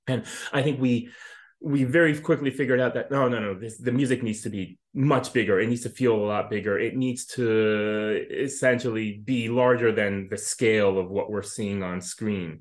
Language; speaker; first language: English; native; English